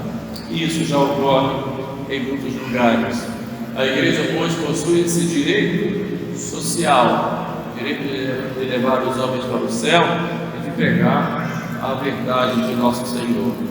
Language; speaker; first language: Portuguese; native; Portuguese